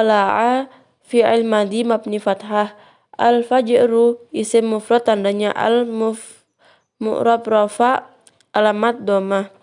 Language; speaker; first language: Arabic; non-native, learner; Indonesian